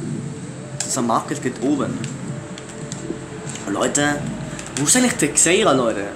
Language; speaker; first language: German; early bilingual, other home language; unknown